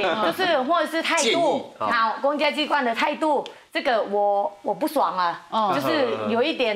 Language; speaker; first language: Chinese; non-native, fluent; Thai